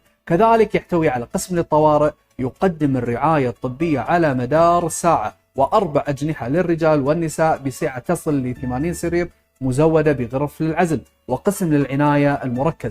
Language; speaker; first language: Arabic; native; Arabic